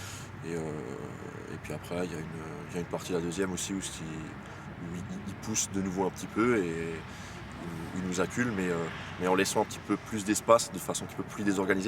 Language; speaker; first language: French; native; French